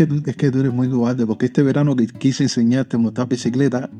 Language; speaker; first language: Spanish; native; Spanish